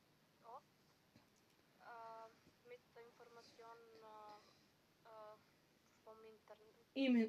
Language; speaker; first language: German; non-native, learner; Macedonian